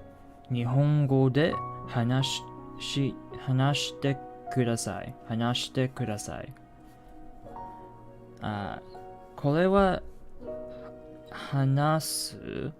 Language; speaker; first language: Japanese; non-native, learner; English